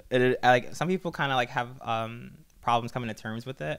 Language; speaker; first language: English; native; English